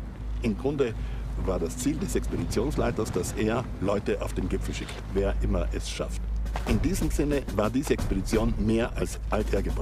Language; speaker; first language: German; native; German